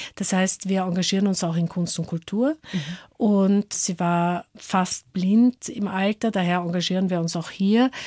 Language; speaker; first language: German; native; German